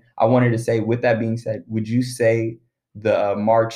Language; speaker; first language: English; early bilingual, other home language; Arabic